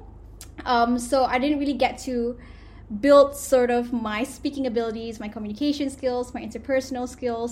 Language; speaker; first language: English; non-native, local second language; Malay